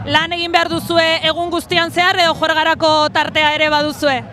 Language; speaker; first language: Basque; native; Basque